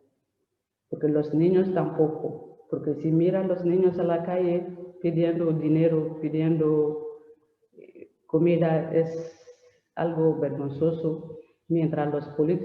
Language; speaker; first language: Spanish; non-native, learner; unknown